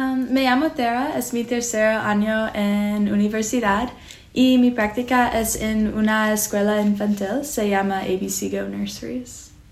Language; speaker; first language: Spanish; non-native, learner; English